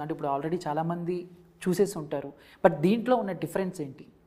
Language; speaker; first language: Telugu; native; Telugu